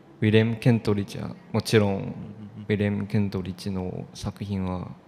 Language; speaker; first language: Japanese; non-native, fluent; Chinese